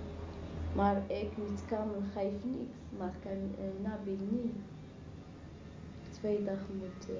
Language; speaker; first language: Dutch; non-native, learner; Arabic